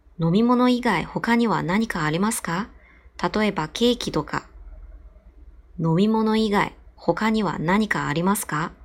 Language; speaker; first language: Japanese; non-native, fluent; Chinese